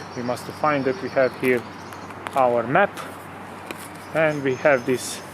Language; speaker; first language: English; non-native, learner; Romanian